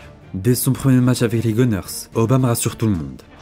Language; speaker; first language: French; native; French